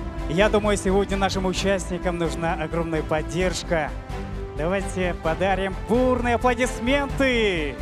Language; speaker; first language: Russian; native; Russian